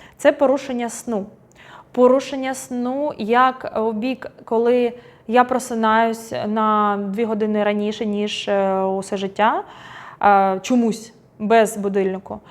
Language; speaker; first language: Ukrainian; non-native, local second language; Russian